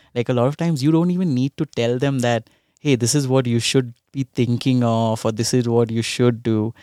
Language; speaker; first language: English; non-native, local second language; Hindi